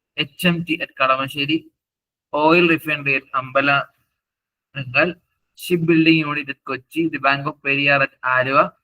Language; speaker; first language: English; non-native, local second language; Malayalam